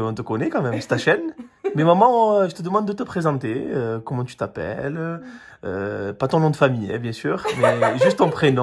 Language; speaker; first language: French; native; French